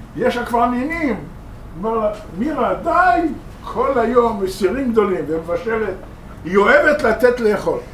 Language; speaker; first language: Hebrew; non-native, local second language; Arabic